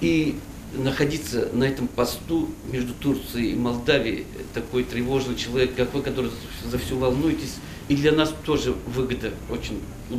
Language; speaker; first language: Russian; non-native, fluent; Turkish